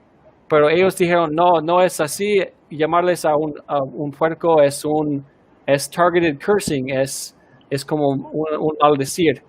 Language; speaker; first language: Spanish; early bilingual, heritage; Spanish